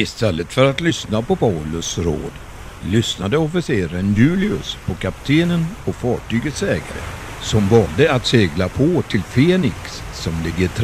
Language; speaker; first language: Swedish; native; Swedish